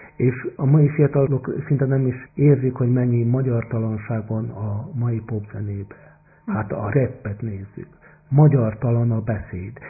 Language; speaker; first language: Hungarian; native; Hungarian